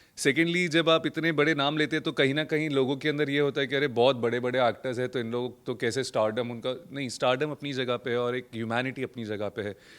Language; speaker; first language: Hindi; non-native, local second language; Gujarati